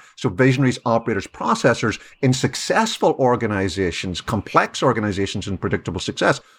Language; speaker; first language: English; native; English